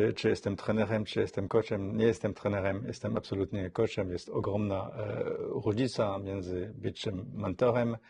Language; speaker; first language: Polish; non-native, fluent; French